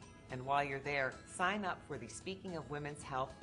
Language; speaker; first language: English; native; English